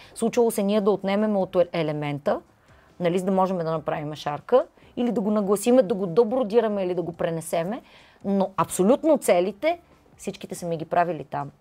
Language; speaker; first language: Bulgarian; native; Bulgarian